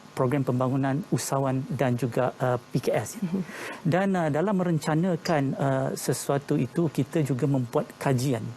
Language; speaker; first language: Malay; native; Malay